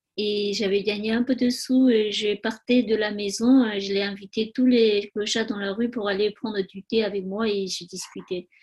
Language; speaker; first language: French; non-native, learner; Tibetan